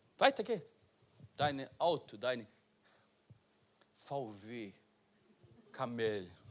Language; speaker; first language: German; non-native, learner; Portuguese